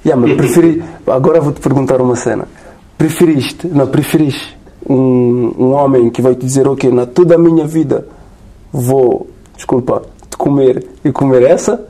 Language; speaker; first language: Portuguese; non-native, learner; French